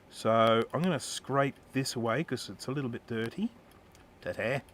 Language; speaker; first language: English; native; English